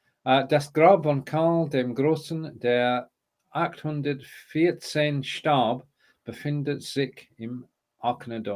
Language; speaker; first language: German; non-native, learner; English